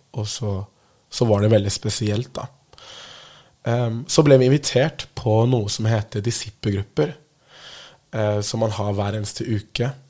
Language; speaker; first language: Norwegian; native; Norwegian